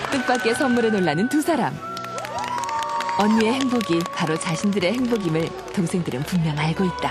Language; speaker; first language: Korean; native; Korean